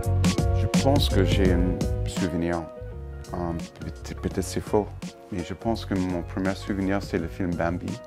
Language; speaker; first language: French; non-native, fluent; English